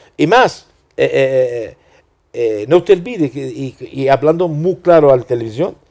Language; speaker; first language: Spanish; non-native, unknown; Arabic